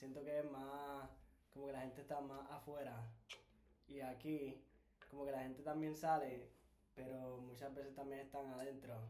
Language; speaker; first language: Spanish; native; Spanish